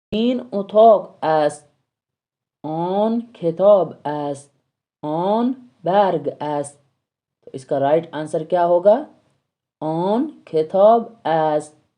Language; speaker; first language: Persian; non-native, fluent; Urdu